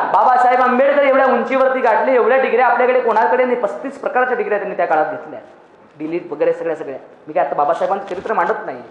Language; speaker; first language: Marathi; non-native, local second language; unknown